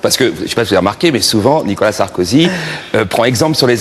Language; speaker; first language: French; native; French